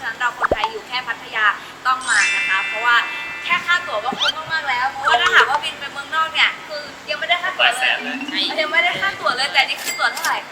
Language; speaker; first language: Thai; native; Thai